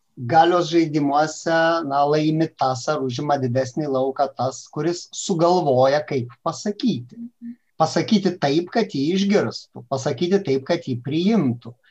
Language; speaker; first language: Lithuanian; native; Lithuanian